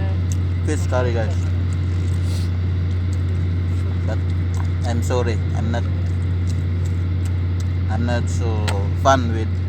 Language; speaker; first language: English; non-native, learner; Filipino